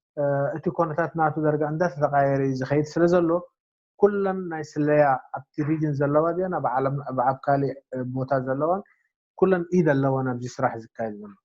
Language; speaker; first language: Tigrinya; non-native, local second language; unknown